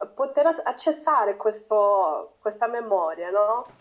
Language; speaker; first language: Italian; non-native, learner; Portuguese